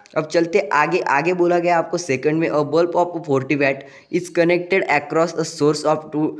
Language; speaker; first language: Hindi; non-native, local second language; Marathi